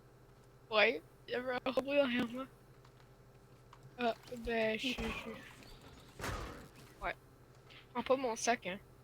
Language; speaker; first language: French; native; French